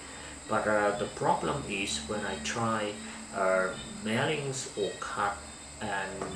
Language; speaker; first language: English; non-native, learner; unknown